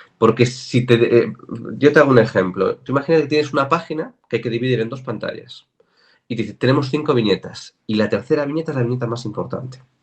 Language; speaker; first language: Spanish; native; Spanish